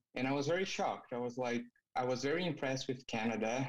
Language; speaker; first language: English; non-native, fluent; Portuguese